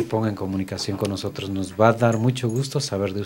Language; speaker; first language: Spanish; native; Spanish